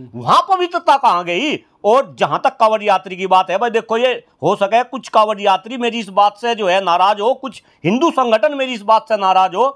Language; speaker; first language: Hindi; native; Hindi